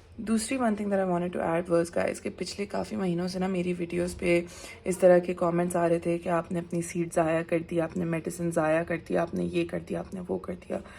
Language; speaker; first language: Urdu; native; Urdu